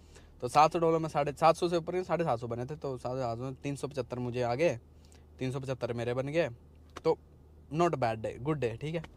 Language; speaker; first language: Hindi; native; Hindi